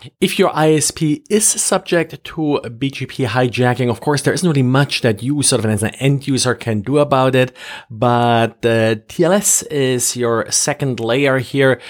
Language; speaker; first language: English; non-native, fluent; German